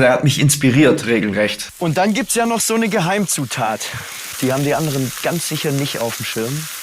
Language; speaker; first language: German; native; German